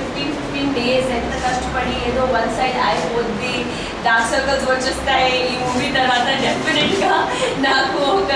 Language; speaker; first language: Telugu; non-native, local second language; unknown